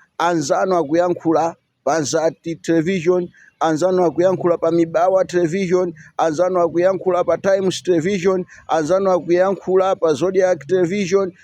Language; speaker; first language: Nyanja; native; Nyanja